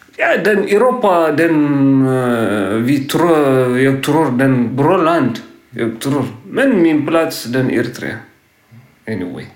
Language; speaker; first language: Swedish; non-native, learner; Tigrinya